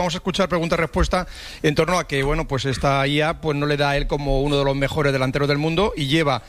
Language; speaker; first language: Spanish; native; Spanish